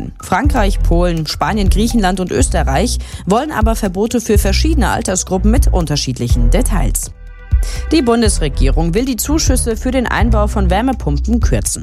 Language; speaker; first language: German; native; German